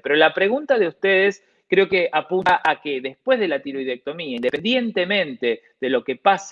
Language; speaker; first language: Spanish; native; Spanish